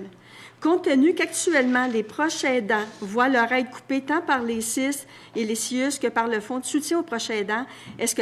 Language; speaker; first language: French; native; French